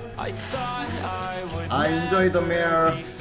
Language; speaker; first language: English; non-native, learner; Korean